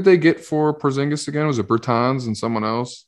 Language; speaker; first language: English; native; English